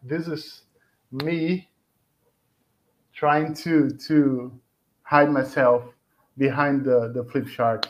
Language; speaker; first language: English; non-native, fluent; Portuguese